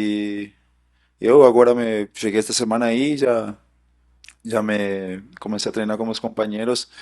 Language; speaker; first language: Portuguese; non-native, fluent; Spanish